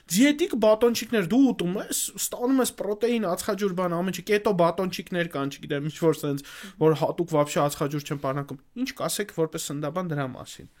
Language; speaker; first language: Armenian; native; Armenian